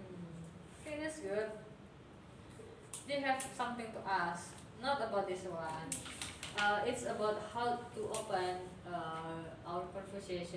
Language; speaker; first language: English; non-native, learner; Indonesian